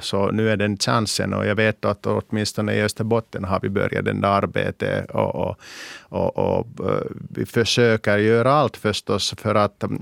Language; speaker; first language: Swedish; non-native, local second language; Finnish